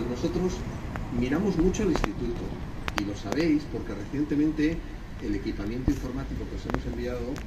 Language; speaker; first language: Spanish; native; Spanish